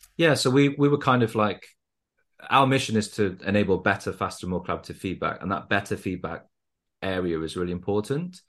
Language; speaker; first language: English; native; English